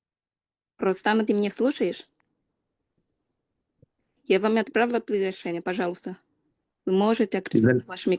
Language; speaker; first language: Russian; non-native, learner; Portuguese